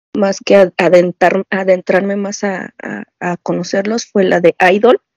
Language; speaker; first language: Spanish; native; Spanish